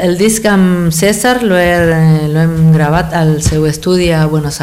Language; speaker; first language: Catalan; non-native, fluent; Spanish